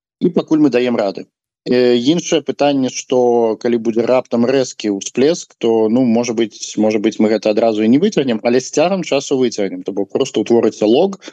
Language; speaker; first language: Belarusian; non-native, local second language; Russian